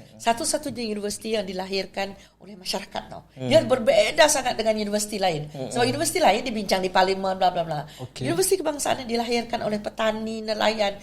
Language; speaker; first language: Malay; non-native, local second language; Iban